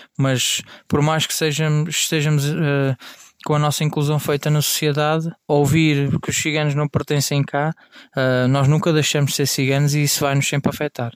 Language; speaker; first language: Portuguese; native; Portuguese